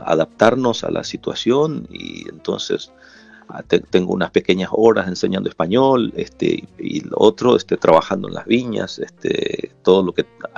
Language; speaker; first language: Spanish; non-native, local second language; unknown